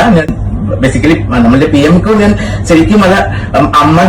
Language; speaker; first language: Malayalam; non-native, fluent; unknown